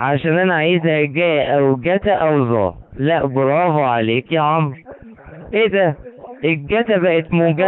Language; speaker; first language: Arabic; native; Arabic